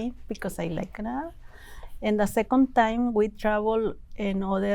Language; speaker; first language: English; non-native, learner; Spanish